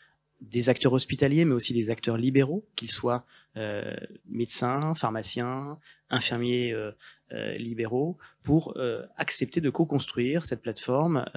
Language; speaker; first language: French; native; French